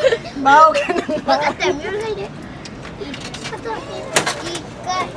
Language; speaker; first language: Japanese; non-native, learner; Filipino